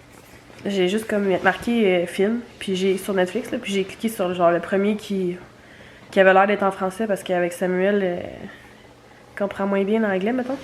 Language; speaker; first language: French; native; French